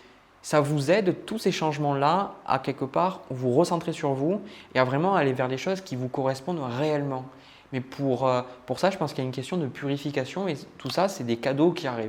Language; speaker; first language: French; native; French